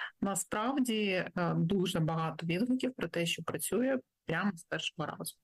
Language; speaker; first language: Ukrainian; native; Ukrainian